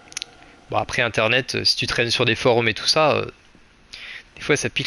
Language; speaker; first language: French; native; French